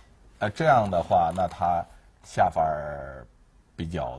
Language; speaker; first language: Chinese; native; Chinese